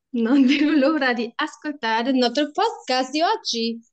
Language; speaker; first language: Italian; non-native, learner; German